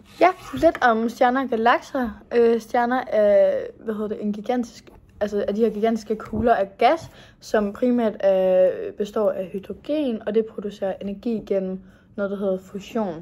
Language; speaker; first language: Danish; native; Danish